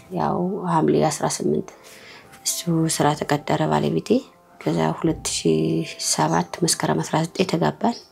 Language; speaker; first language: Amharic; native; Amharic